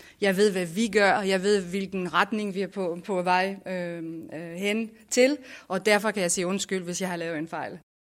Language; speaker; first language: Danish; non-native, fluent; French